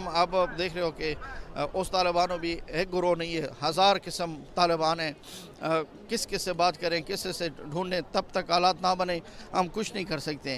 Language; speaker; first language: Hindi; non-native, fluent; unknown